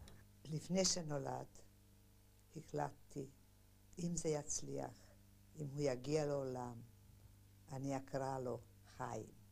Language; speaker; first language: Hebrew; non-native, fluent; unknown